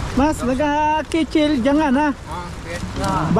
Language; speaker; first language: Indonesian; non-native, learner; Filipino